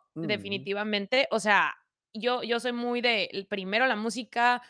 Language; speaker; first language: Spanish; native; Spanish